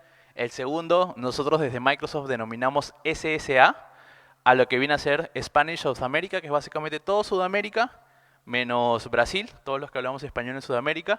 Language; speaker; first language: Spanish; native; Spanish